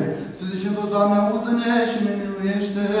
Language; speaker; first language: Romanian; native; Romanian